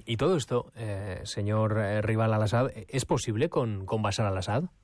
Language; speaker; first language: Spanish; native; Spanish